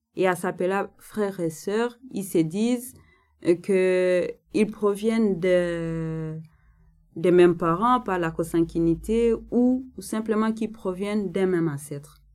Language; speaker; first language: French; non-native, local second language; Nande